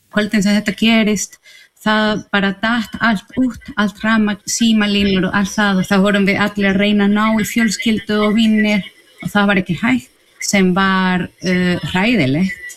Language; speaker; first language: Icelandic; non-native, learner; Spanish